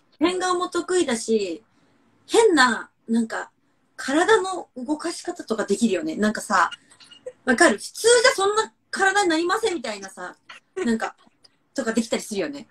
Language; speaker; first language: Japanese; native; Japanese